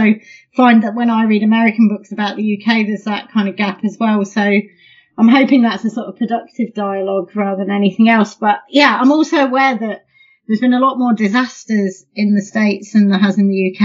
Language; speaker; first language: English; native; English